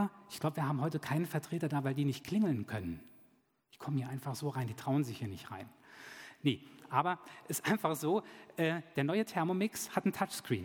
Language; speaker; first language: German; native; German